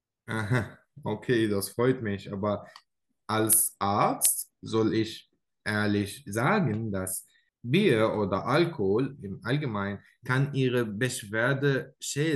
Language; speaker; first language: German; non-native, learner; Arabic